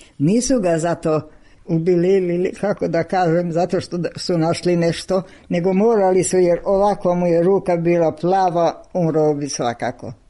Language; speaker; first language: Serbian; non-native, local second language; Hungarian